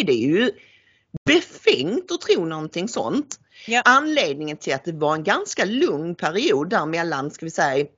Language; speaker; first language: Swedish; native; Swedish